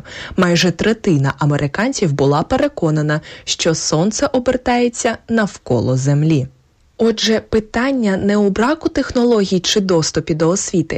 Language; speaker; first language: Ukrainian; native; Ukrainian